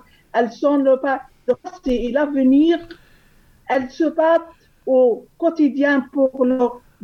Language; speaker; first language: French; non-native, fluent; Arabic